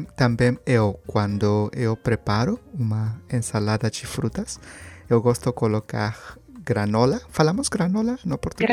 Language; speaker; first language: Portuguese; non-native, learner; Spanish